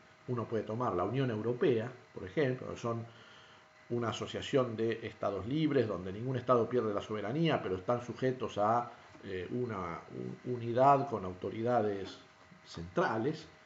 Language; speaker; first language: Spanish; native; Spanish